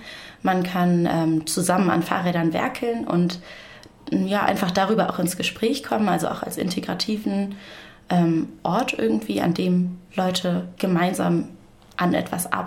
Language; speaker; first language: German; native; German